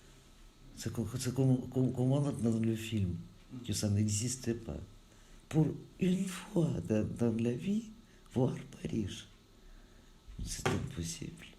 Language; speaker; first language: French; non-native, fluent; Russian